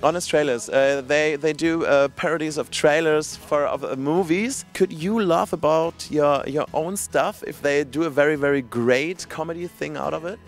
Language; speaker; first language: English; non-native, fluent; German